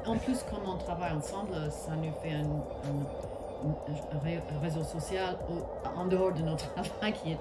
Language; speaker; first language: French; non-native, fluent; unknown